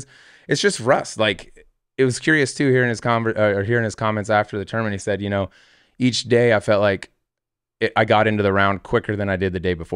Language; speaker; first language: English; native; English